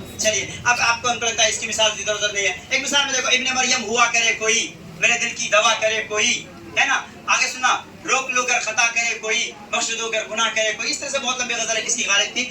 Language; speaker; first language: Urdu; native; Urdu